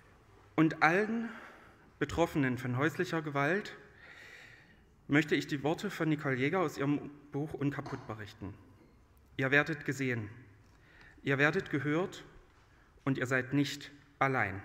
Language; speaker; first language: German; native; German